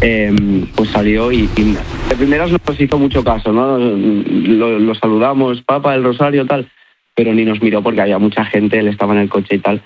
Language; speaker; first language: Spanish; native; Spanish